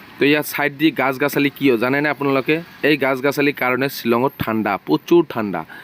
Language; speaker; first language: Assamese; non-native, local second language; Bangla